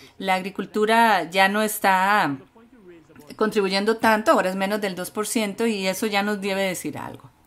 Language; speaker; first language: Spanish; non-native, fluent; English